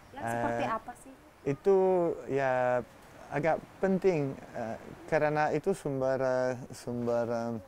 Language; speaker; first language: Indonesian; non-native, learner; Italian